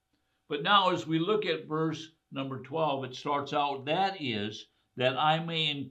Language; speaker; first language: English; native; English